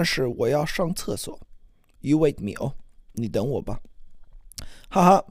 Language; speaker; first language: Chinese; non-native, learner; English